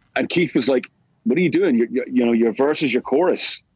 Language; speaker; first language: English; native; English